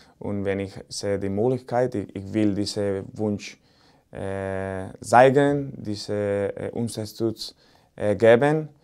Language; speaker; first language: German; non-native, learner; Spanish